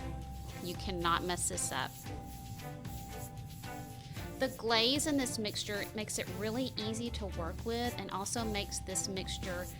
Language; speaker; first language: English; native; English